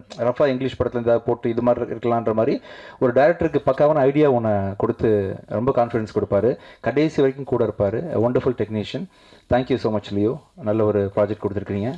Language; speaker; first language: Tamil; native; Tamil